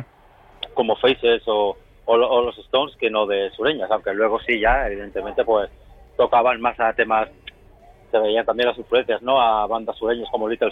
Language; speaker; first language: Spanish; native; Spanish